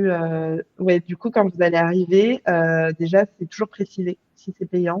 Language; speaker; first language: French; native; French